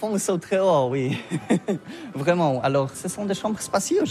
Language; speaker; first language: French; non-native, learner; Polish